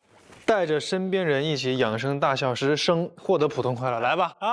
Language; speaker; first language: Chinese; native; Chinese